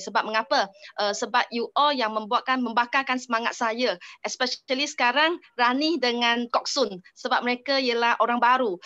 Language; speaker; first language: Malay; non-native, local second language; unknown